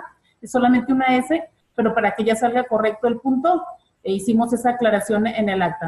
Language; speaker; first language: Spanish; native; Spanish